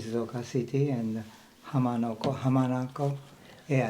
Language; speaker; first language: English; non-native, learner; Japanese